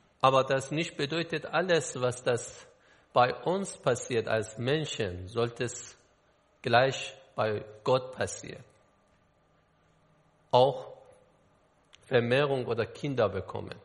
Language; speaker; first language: German; non-native, learner; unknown